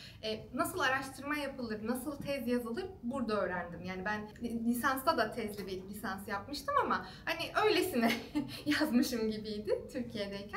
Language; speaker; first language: Turkish; native; Turkish